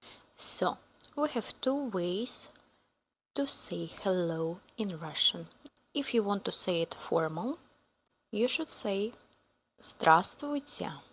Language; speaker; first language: English; non-native, fluent; Russian